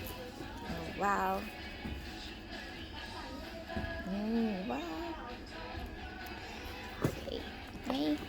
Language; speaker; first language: English; non-native, learner; Thai